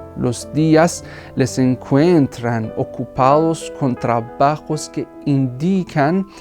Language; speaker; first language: Spanish; non-native, fluent; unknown